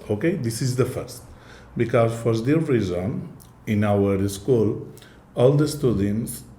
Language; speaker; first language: English; non-native, learner; Catalan